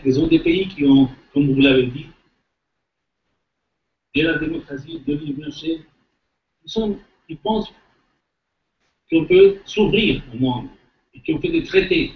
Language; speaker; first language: French; non-native, fluent; Spanish